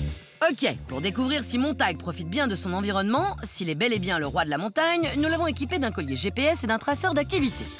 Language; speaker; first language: French; native; French